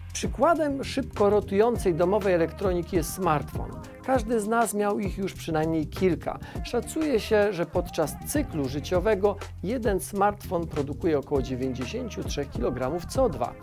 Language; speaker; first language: Polish; native; Polish